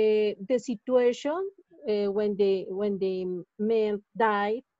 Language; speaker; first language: English; non-native, learner; Spanish